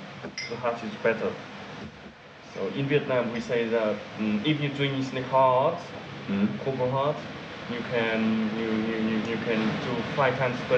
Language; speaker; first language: English; non-native, learner; Vietnamese